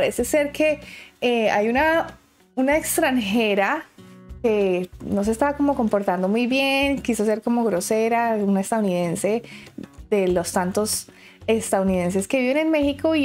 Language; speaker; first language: Spanish; native; Spanish